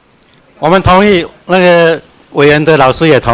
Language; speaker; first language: Chinese; native; Chinese